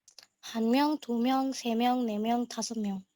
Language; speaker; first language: Korean; non-native, learner; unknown